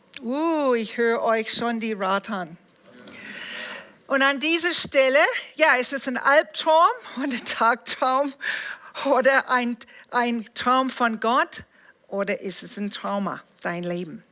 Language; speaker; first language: German; non-native, fluent; English